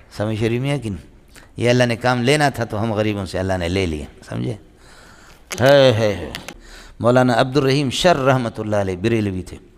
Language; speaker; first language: Urdu; non-native, local second language; Brahui